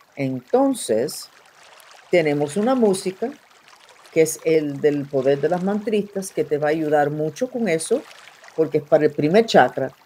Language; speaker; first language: Spanish; non-native, fluent; English